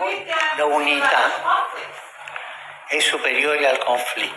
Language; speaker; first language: Italian; non-native, fluent; Spanish